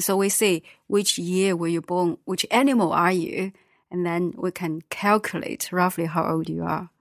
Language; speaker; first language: English; non-native, fluent; Chinese